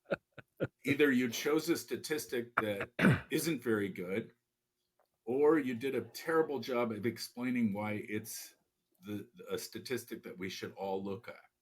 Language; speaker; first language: English; native; English